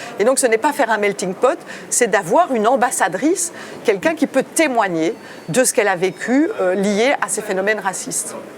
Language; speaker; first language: French; early bilingual, other home language; Italian